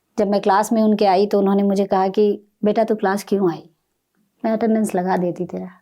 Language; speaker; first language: Hindi; native; Hindi